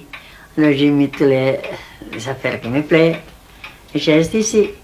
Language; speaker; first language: French; non-native, learner; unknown